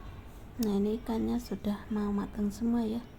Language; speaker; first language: Indonesian; native; Indonesian